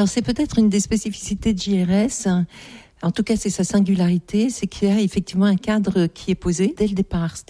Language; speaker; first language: French; native; French